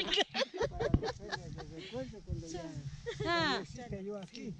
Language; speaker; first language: Spanish; non-native, local second language; Quechua